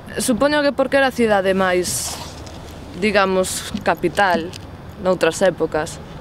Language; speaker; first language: Galician; non-native, local second language; Spanish